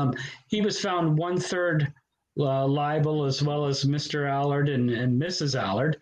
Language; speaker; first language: English; native; English